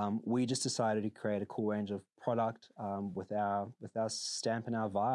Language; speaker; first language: English; native; English